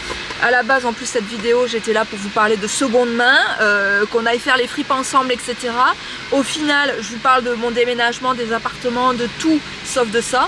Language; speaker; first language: French; native; French